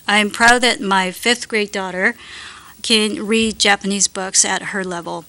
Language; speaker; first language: English; non-native, fluent; Japanese